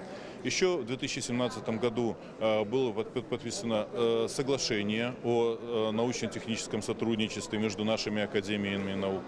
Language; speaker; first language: Russian; native; Russian